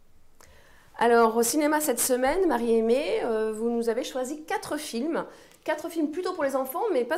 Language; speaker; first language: French; native; French